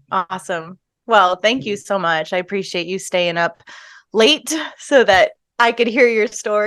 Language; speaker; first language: English; native; English